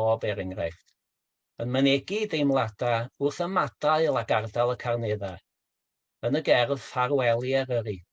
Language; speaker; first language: Welsh; native; Welsh